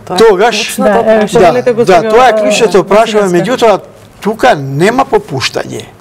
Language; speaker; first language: Macedonian; non-native, local second language; Albanian